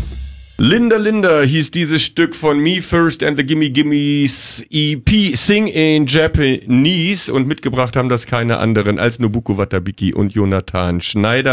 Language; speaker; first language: German; native; German